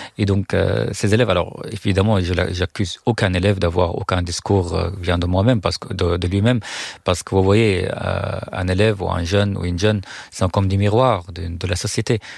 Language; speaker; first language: French; non-native, fluent; Arabic